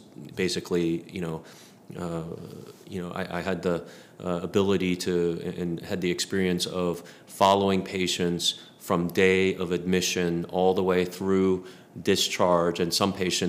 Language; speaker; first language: English; native; English